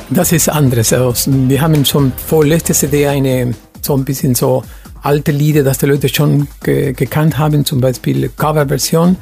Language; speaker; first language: German; non-native, fluent; Spanish